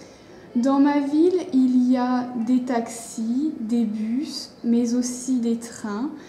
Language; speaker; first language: French; non-native, learner; English